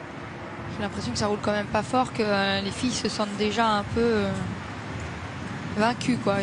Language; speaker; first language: French; native; French